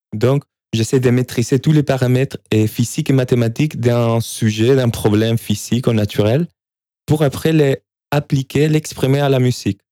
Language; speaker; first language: French; non-native, fluent; Spanish